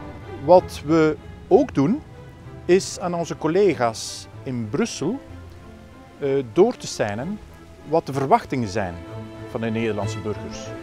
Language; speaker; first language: Dutch; non-native, fluent; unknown